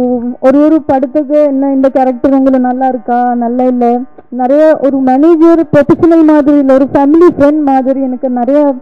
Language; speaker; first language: Tamil; non-native, learner; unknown